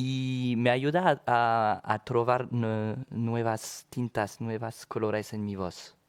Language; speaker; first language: Spanish; non-native, fluent; French